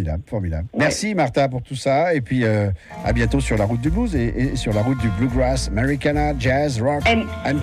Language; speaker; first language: French; native; French